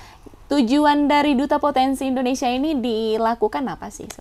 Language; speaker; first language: Indonesian; native; Indonesian